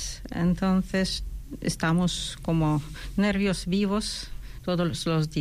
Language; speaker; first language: Spanish; non-native, fluent; Ukrainian